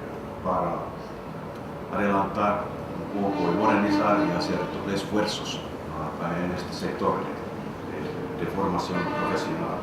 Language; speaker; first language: Spanish; non-native, fluent; Finnish